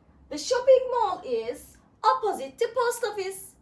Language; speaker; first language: English; non-native, fluent; Turkish